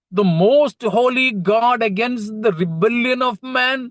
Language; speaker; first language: English; non-native, local second language; Malayalam